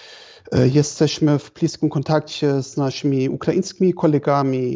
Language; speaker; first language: Polish; non-native, fluent; German